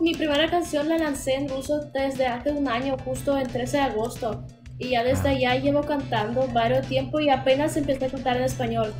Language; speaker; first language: Spanish; non-native, fluent; Russian